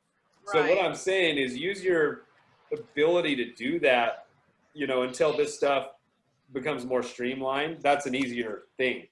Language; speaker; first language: English; native; English